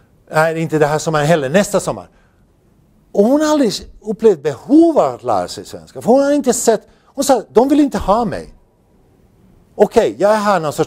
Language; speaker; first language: Swedish; non-native, fluent; Bosnian